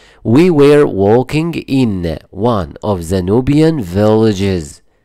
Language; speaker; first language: English; non-native, fluent; Arabic